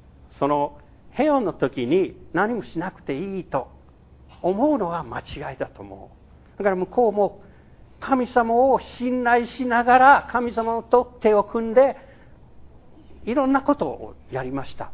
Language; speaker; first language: Japanese; non-native, fluent; English